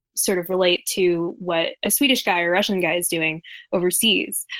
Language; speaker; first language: English; native; English